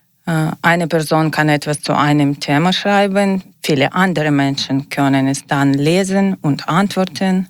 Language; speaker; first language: German; non-native, learner; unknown